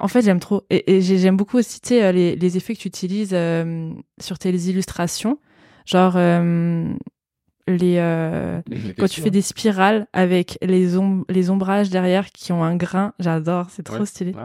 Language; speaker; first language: French; native; French